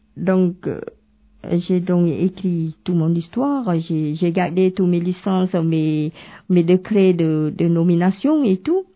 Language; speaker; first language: French; non-native, fluent; Khmer